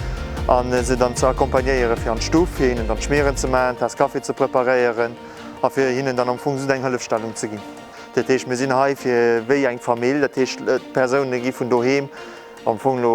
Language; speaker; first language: German; non-native, learner; French